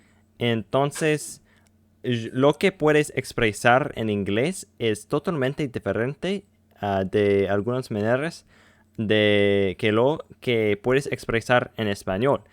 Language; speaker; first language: Spanish; non-native, learner; English